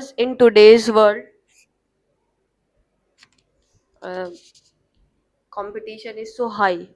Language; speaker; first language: English; non-native, learner; Hindi